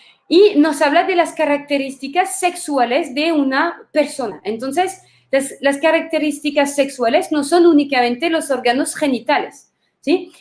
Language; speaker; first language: Spanish; non-native, fluent; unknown